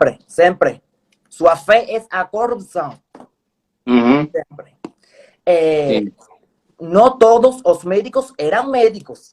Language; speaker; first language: Portuguese; non-native, fluent; Spanish